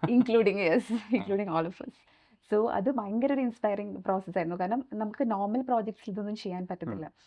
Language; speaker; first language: Malayalam; native; Malayalam